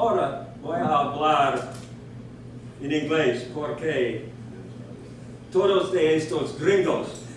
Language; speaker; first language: Spanish; non-native, learner; English